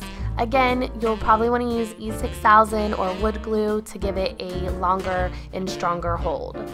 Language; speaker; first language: English; native; English